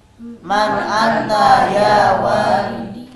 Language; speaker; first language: Arabic; non-native, learner; Indonesian